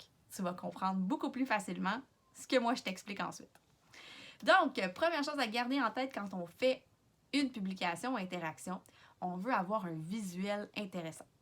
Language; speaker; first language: French; native; French